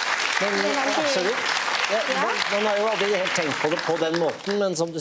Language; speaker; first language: Norwegian; native; Norwegian